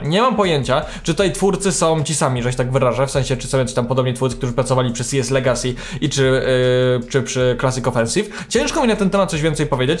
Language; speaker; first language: Polish; native; Polish